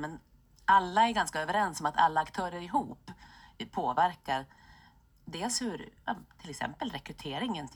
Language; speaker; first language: Swedish; native; Swedish